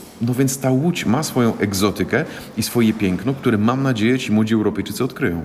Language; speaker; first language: Polish; native; Polish